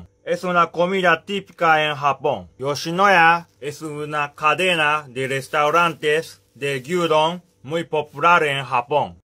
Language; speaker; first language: Spanish; non-native, learner; Japanese